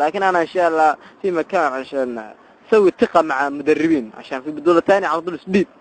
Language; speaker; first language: Arabic; non-native, learner; Somali